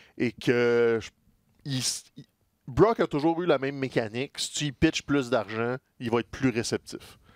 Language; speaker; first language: French; native; French